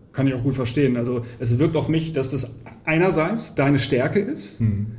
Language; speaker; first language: German; early bilingual, heritage; Polish